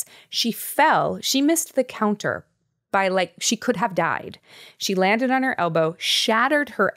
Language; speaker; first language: English; native; English